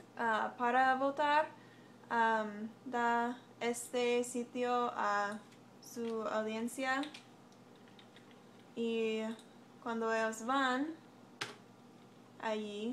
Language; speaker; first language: Spanish; non-native, learner; English